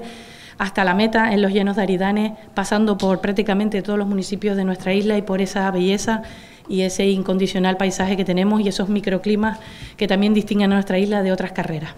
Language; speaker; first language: Spanish; native; Spanish